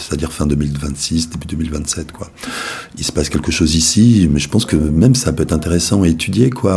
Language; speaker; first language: French; native; French